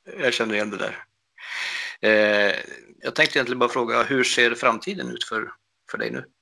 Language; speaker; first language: Swedish; native; Swedish